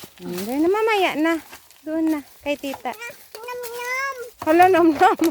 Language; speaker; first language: Filipino; non-native, local second language; Waray